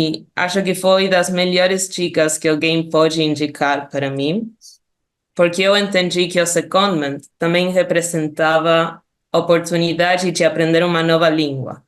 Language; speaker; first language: Portuguese; non-native, fluent; Spanish